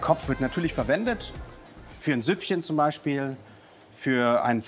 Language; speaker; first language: German; native; German